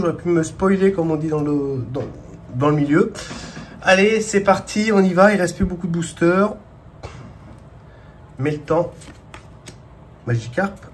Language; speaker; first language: French; native; French